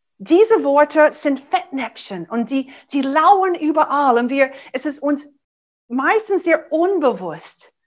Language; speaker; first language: German; non-native, fluent; English